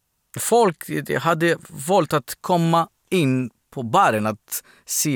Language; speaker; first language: Swedish; non-native, learner; Greek